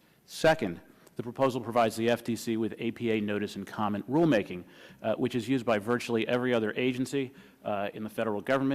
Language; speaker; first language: English; native; English